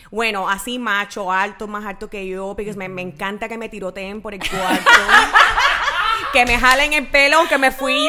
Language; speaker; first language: Spanish; early bilingual, heritage; Spanish